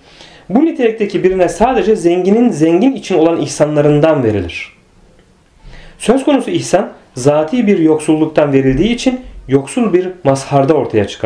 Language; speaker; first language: Turkish; native; Turkish